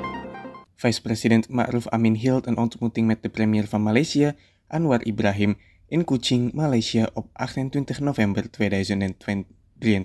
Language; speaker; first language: Dutch; non-native, fluent; Indonesian